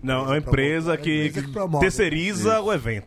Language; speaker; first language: Portuguese; native; Portuguese